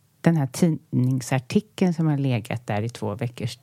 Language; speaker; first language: Swedish; native; Swedish